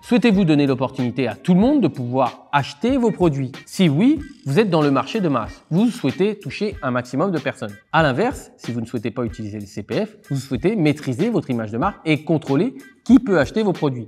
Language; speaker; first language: French; native; French